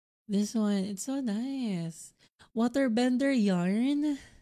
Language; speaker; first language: English; non-native, local second language; Filipino